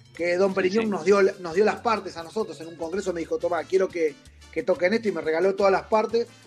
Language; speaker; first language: Spanish; native; Spanish